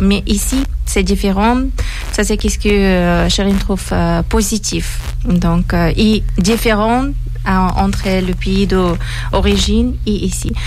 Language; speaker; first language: French; non-native, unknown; Persian